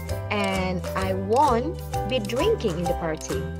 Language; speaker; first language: English; non-native, fluent; Indonesian